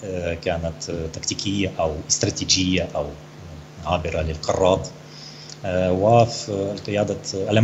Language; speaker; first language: Arabic; non-native, fluent; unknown